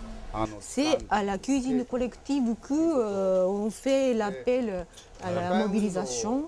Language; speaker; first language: French; non-native, fluent; Japanese